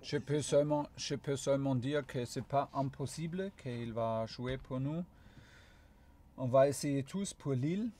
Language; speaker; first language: French; non-native, fluent; German